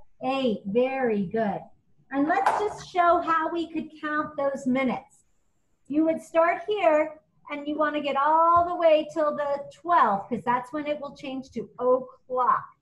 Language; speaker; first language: English; native; English